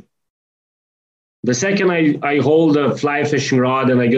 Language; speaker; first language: English; non-native, fluent; Lithuanian